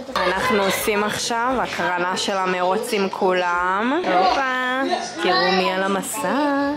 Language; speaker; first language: Hebrew; native; Hebrew